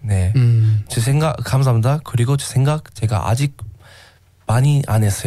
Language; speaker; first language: Korean; non-native, learner; English